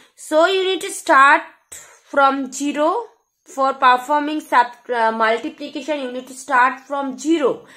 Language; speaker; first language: English; non-native, local second language; Bangla